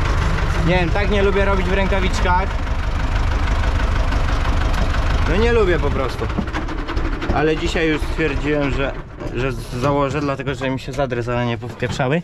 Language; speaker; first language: Polish; native; Polish